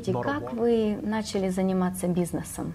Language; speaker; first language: Russian; native; Russian